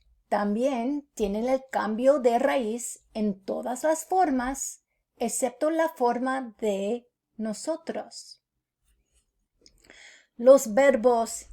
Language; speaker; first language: Spanish; non-native, fluent; English